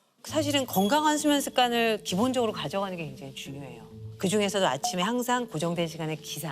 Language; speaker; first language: Korean; native; Korean